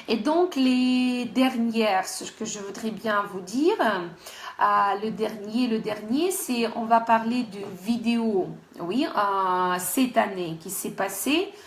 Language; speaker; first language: French; non-native, fluent; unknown